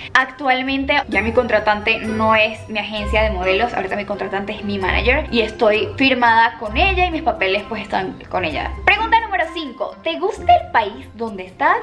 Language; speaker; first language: Spanish; native; Spanish